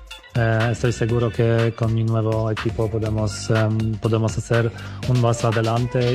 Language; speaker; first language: Spanish; non-native, fluent; Polish